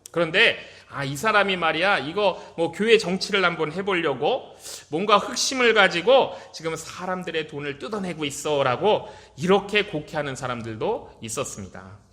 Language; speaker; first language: Korean; native; Korean